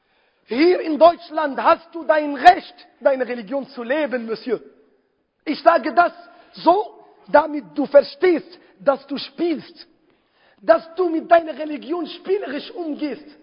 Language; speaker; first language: German; non-native, fluent; Arabic